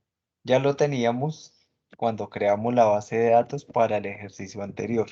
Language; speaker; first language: Spanish; native; Spanish